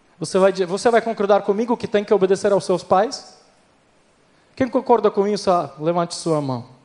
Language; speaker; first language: Portuguese; non-native, fluent; Ukrainian